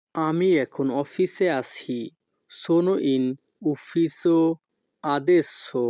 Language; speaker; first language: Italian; non-native, fluent; Bangla